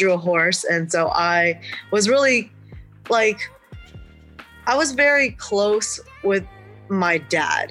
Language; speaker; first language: English; early bilingual, other home language; Chinese